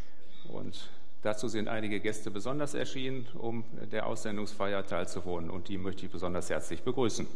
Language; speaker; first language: German; native; German